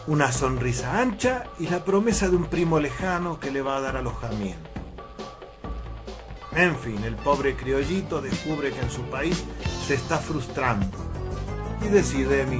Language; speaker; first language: Spanish; native; Spanish